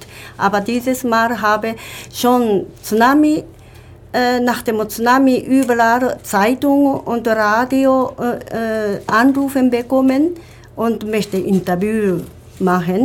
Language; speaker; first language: German; non-native, learner; Japanese